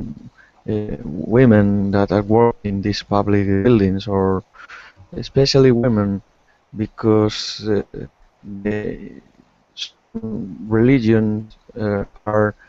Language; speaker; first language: English; non-native, learner; Spanish